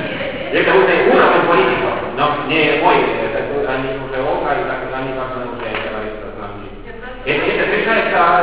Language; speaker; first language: Russian; non-native, local second language; Estonian